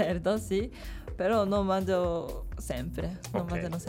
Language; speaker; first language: Italian; non-native, learner; Japanese